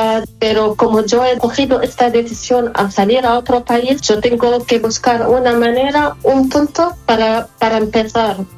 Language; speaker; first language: Spanish; non-native, learner; Arabic